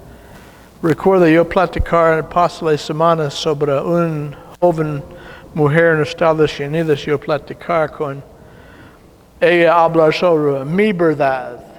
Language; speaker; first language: Spanish; non-native, learner; English